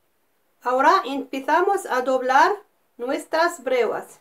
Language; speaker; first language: Spanish; non-native, fluent; Arabic